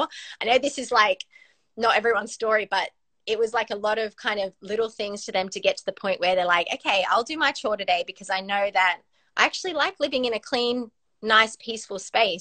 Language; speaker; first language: English; native; English